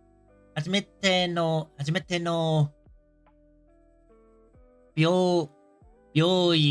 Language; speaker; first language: Japanese; non-native, learner; English